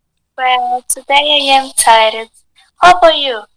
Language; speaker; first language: English; non-native, learner; Portuguese